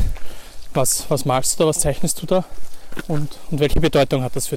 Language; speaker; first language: German; native; German